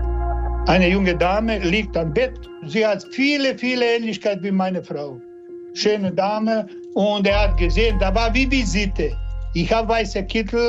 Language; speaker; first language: German; non-native, learner; Serbian